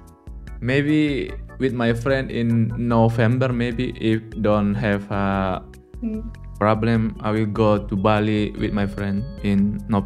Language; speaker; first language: English; non-native, learner; Indonesian